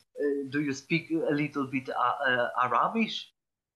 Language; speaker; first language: English; non-native, learner; Polish